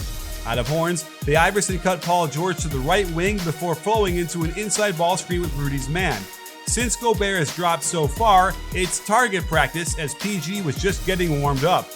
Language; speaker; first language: English; native; English